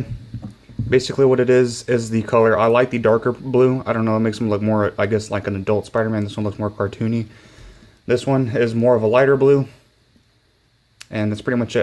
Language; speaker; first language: English; native; English